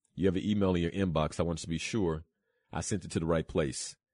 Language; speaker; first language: English; early bilingual, other home language; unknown